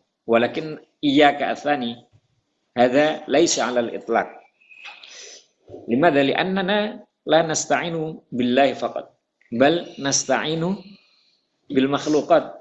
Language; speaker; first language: Arabic; non-native, fluent; Indonesian